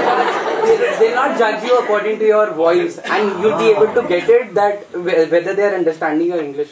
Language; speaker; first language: English; non-native, local second language; Hindi